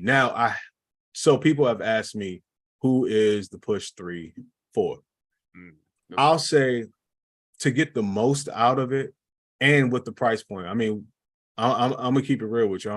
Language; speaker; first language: English; native; English